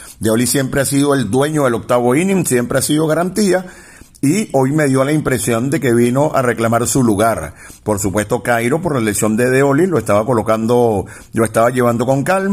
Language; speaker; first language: Spanish; native; Spanish